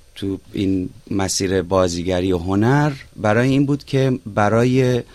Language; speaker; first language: Persian; non-native, local second language; Arabic